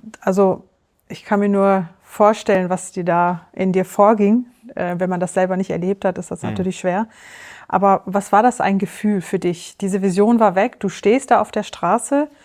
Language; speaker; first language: German; native; German